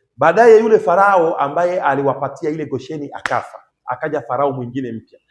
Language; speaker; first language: Swahili; native; Swahili